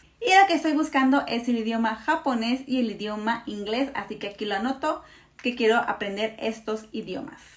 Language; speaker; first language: Spanish; native; Spanish